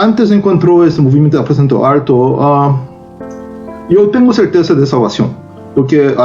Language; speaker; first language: Spanish; non-native, learner; Korean